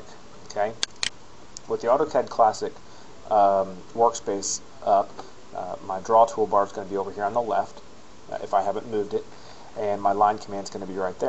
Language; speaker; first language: English; native; English